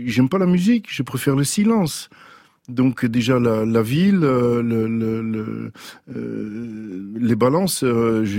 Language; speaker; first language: French; early bilingual, other home language; Dutch